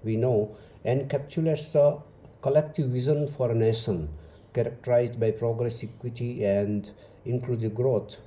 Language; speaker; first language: English; non-native, local second language; Hindi